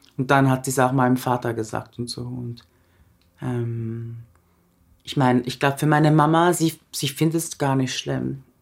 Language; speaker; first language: German; early bilingual, other home language; Japanese